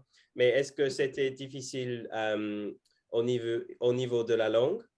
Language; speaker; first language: French; non-native, fluent; English